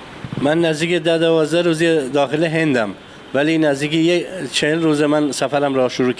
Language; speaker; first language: Persian; non-native, local second language; Kurdish